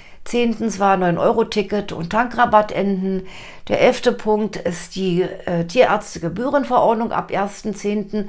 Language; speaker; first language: German; native; German